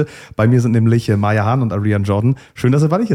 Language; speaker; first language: German; native; German